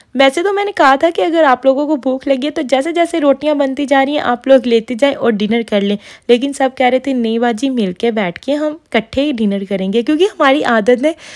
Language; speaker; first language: Urdu; non-native, local second language; Punjabi